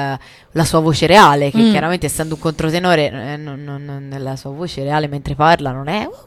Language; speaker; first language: Italian; native; Italian